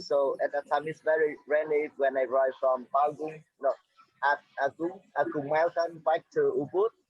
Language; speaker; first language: English; non-native, fluent; Vietnamese